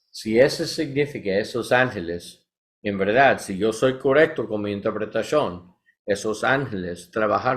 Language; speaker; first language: Spanish; non-native, learner; English